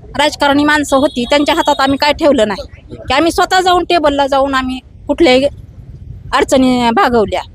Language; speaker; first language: Marathi; native; Marathi